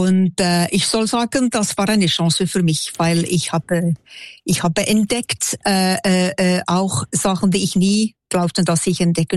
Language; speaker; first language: German; non-native, local second language; French